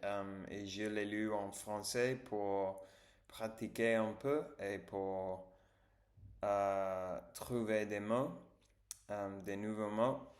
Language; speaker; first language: French; non-native, learner; English